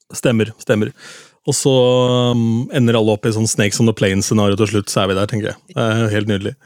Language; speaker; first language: Norwegian; native; Norwegian